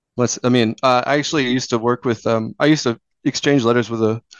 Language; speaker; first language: English; native; English